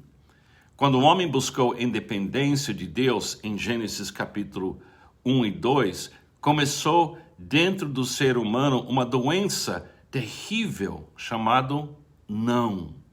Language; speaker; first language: Portuguese; non-native, fluent; English